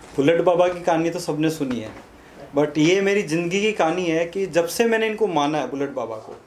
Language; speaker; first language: Hindi; native; Hindi